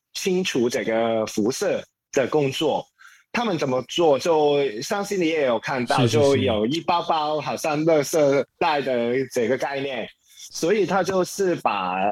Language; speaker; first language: Chinese; non-native, local second language; Cantonese